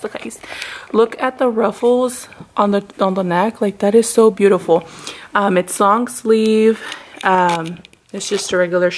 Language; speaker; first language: English; early bilingual, other home language; Spanish